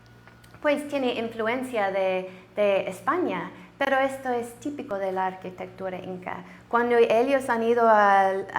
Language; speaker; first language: Spanish; non-native, learner; English